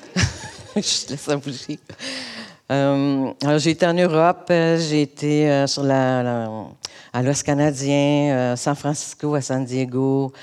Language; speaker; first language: French; native; French